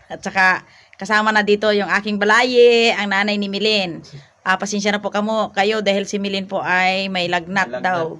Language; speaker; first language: Filipino; native; Filipino